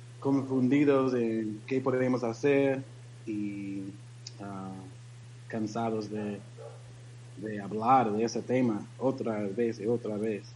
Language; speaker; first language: Spanish; non-native, learner; English